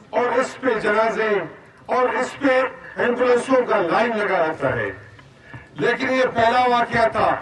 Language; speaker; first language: Urdu; non-native, local second language; Baluchi